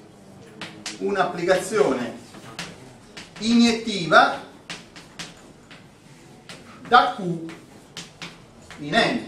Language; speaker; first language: Italian; native; Italian